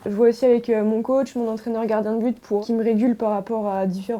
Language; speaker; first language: French; native; French